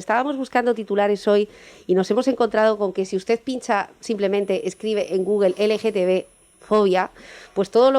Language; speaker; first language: Spanish; native; Spanish